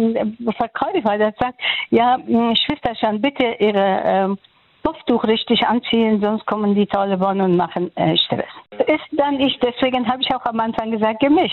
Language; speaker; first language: German; non-native, fluent; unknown